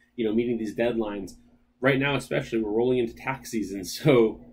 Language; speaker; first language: English; native; English